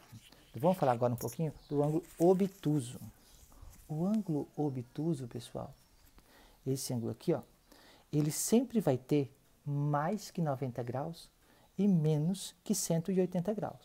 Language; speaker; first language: Portuguese; native; Portuguese